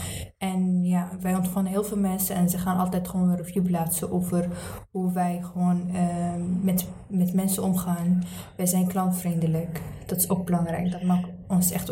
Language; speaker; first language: Dutch; early bilingual, other home language; Arabic